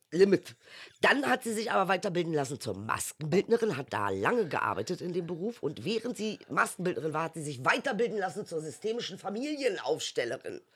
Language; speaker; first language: German; early bilingual, other home language; Turkish